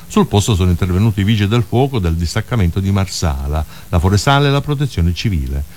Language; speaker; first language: Italian; native; Italian